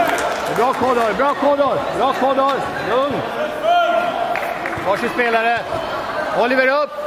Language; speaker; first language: Swedish; native; Swedish